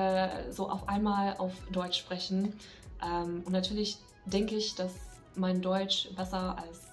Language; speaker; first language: German; non-native, fluent; English